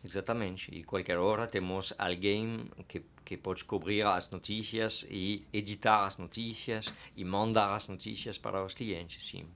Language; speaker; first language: Portuguese; non-native, fluent; French